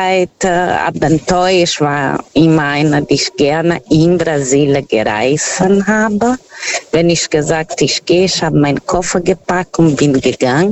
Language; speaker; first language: German; non-native, fluent; Portuguese